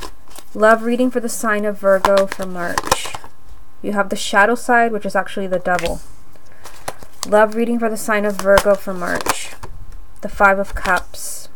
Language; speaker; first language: English; native; English